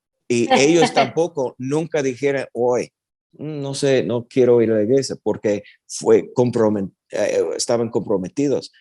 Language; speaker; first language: Spanish; early bilingual, heritage; Spanish